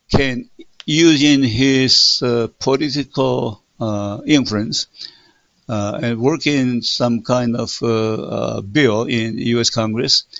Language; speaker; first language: English; non-native, fluent; Min Nan Chinese